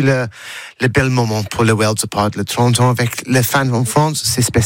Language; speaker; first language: French; non-native, learner; English